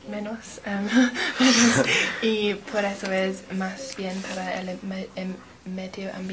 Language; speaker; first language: Spanish; non-native, learner; English